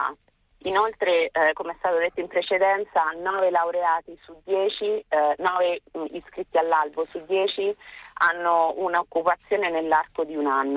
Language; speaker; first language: Italian; native; Italian